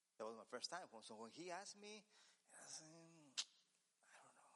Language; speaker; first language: English; non-native, learner; Spanish